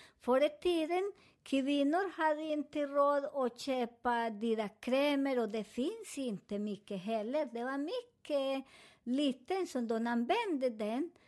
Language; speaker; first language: Swedish; non-native, learner; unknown